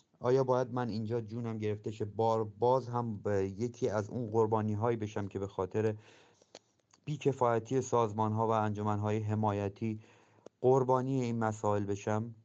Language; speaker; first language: Persian; native; Persian